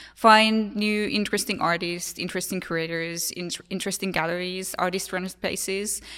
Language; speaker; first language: English; non-native, fluent; Finnish